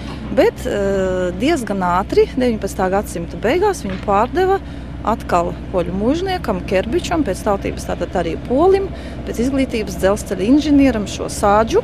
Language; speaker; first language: Latvian; native; Latvian